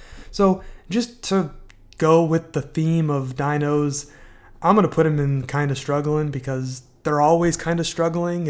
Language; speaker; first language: English; native; English